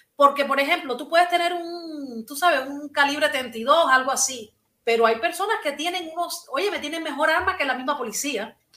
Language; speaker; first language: Spanish; native; Spanish